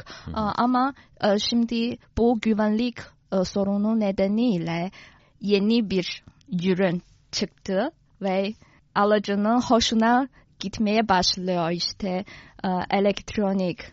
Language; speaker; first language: Turkish; non-native, fluent; Chinese